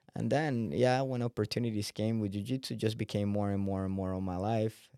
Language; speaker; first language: English; non-native, fluent; Portuguese